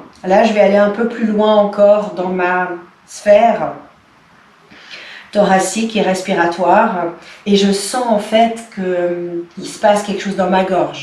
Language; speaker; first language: French; native; French